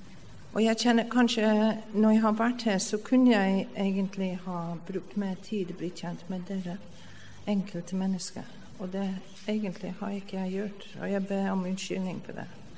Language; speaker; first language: Norwegian; non-native, fluent; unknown